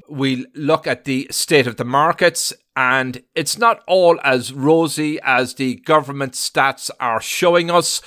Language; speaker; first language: English; native; English